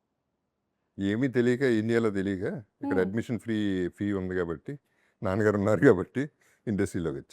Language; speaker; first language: Telugu; native; Telugu